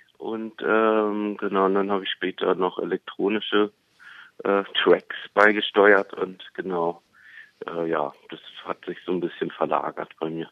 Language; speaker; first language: German; native; German